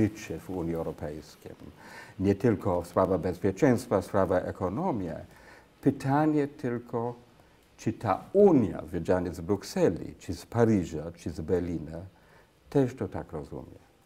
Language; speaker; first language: Polish; non-native, fluent; English